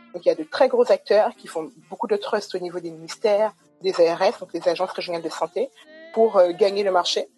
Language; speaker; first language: French; native; French